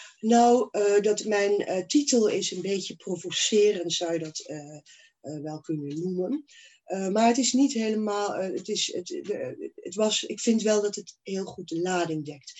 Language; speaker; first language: Dutch; native; Dutch